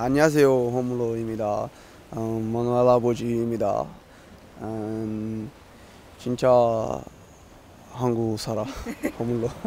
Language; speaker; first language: Korean; non-native, learner; Portuguese